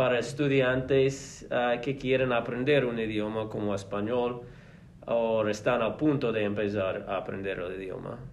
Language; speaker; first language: Spanish; non-native, fluent; English